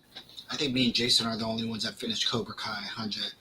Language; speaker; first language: English; native; English